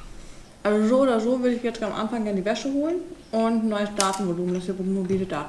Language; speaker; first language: German; native; German